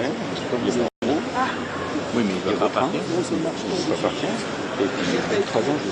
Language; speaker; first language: French; native; French